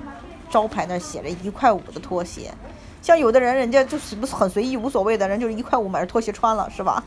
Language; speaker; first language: Chinese; native; Chinese